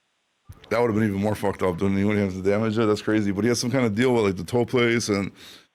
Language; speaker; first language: English; native; English